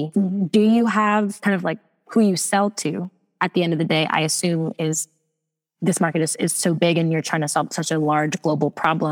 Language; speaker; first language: English; native; English